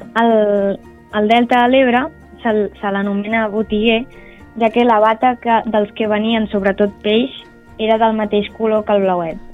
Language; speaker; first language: Catalan; native; Catalan